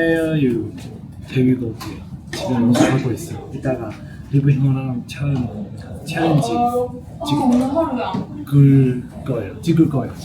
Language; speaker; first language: Korean; non-native, learner; Chinese